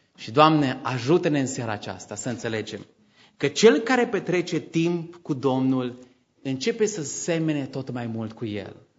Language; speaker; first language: Romanian; native; Romanian